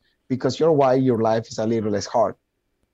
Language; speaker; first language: English; non-native, fluent; Spanish